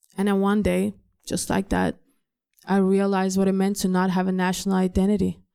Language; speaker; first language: English; non-native, fluent; Danish